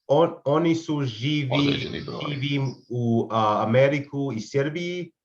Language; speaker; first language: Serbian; non-native, learner; English